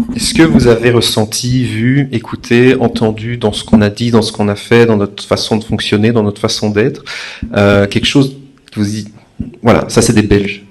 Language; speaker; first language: French; native; French